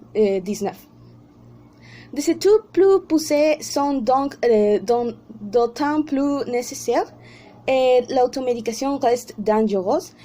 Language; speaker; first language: French; non-native, learner; Spanish